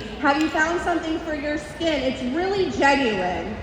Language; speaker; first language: English; native; English